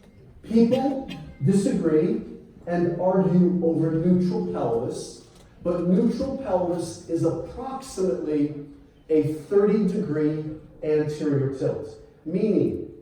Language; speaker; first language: English; native; English